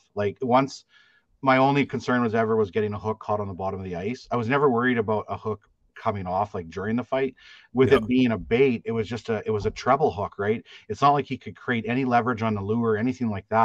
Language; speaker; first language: English; native; English